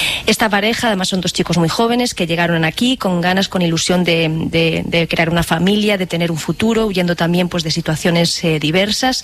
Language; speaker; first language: Spanish; native; Spanish